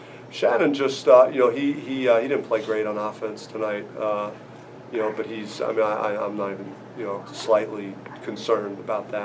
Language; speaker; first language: English; native; English